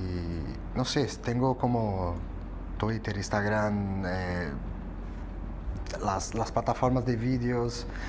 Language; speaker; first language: Spanish; non-native, fluent; Portuguese